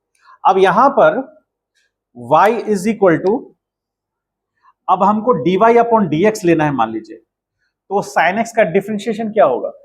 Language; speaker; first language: Hindi; native; Hindi